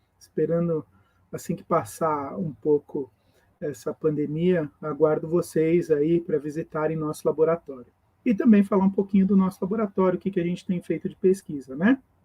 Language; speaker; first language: Portuguese; native; Portuguese